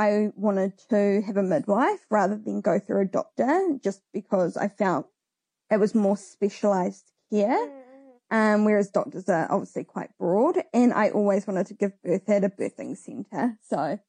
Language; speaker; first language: English; native; English